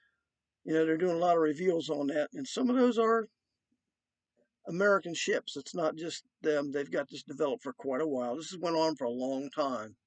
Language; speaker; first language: English; native; English